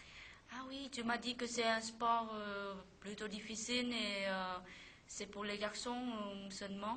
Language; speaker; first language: French; non-native, learner; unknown